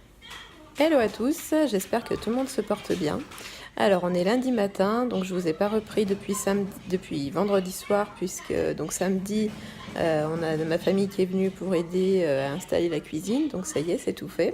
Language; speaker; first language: French; native; French